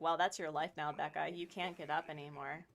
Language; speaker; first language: English; native; English